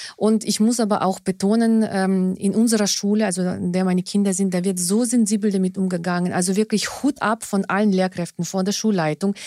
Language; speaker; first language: German; non-native, fluent; Russian